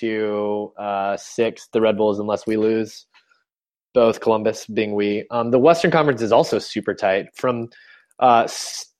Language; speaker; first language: English; native; English